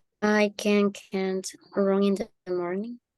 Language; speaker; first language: English; non-native, learner; Spanish